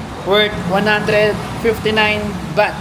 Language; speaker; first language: English; non-native, local second language; Filipino